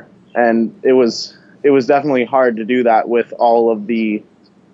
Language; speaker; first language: English; native; English